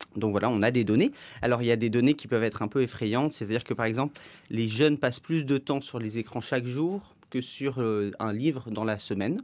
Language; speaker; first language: French; native; French